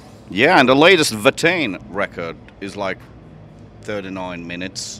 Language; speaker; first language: English; non-native, fluent; Finnish